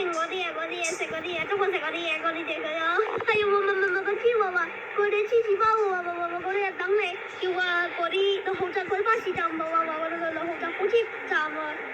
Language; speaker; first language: Cantonese; early bilingual, heritage; Cantonese